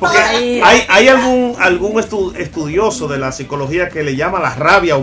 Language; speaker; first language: Spanish; native; Spanish